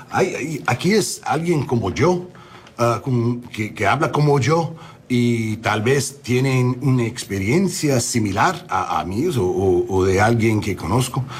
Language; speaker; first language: Spanish; early bilingual, heritage; English